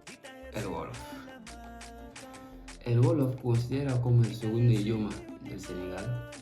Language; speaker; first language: Spanish; non-native, fluent; Fula